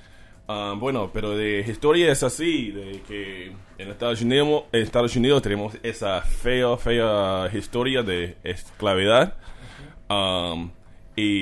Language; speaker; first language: Spanish; non-native, learner; English